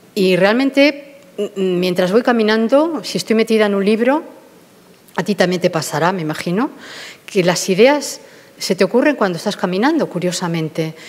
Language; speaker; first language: Spanish; native; Spanish